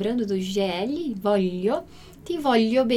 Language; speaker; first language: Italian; non-native, fluent; Portuguese